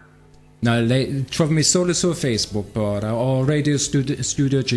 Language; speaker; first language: Italian; non-native, learner; English